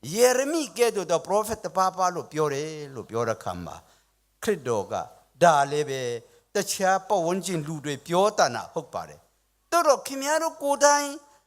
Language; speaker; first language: Burmese; non-native, local second language; Tedim Chin